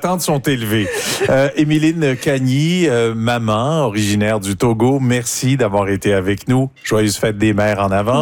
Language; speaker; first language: French; native; French